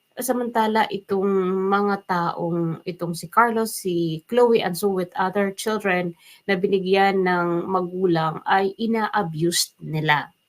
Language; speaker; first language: Filipino; non-native, local second language; Waray